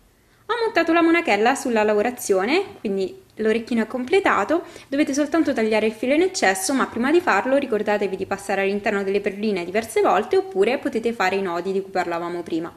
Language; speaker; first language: Italian; native; Italian